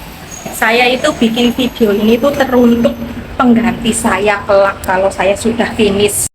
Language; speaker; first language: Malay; non-native, local second language; Javanese